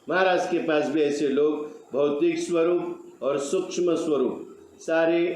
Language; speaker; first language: Hindi; non-native, local second language; Marathi